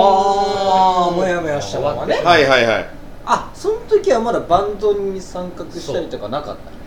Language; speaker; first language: Japanese; native; Japanese